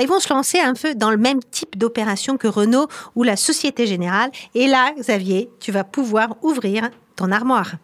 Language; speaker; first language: French; native; French